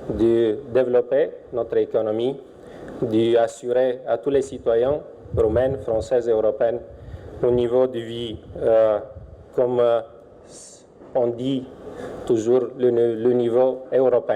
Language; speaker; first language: French; non-native, fluent; Romanian